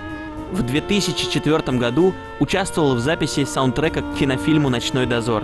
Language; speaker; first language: Russian; native; Russian